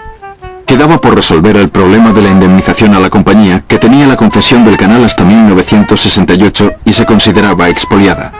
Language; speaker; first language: Spanish; native; Spanish